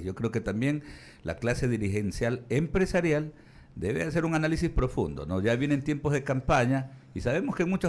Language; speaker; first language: Spanish; native; Spanish